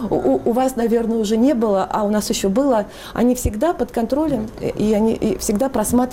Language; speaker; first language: Russian; native; Russian